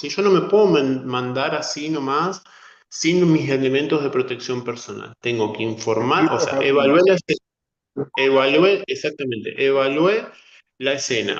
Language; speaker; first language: Spanish; native; Spanish